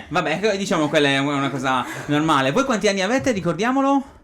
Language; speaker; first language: Italian; native; Italian